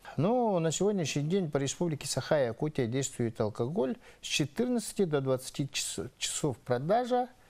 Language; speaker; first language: Russian; non-native, local second language; Yakut